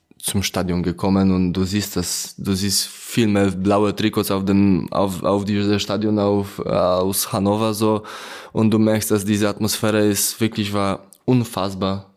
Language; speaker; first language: German; non-native, learner; Polish